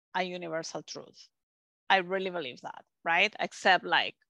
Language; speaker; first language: English; non-native, fluent; Spanish